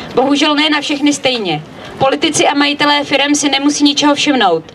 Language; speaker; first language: Czech; native; Czech